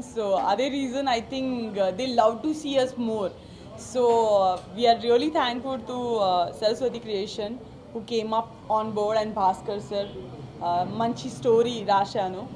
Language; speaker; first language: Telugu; non-native, learner; Gujarati